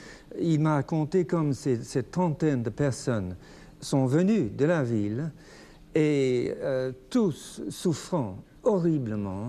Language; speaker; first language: French; non-native, fluent; English